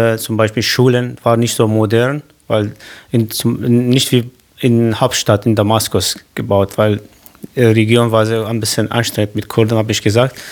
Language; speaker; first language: German; non-native, learner; Kurdish